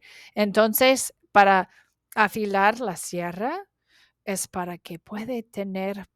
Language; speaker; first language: Spanish; non-native, learner; English